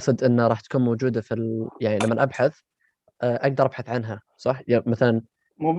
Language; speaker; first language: Arabic; native; Arabic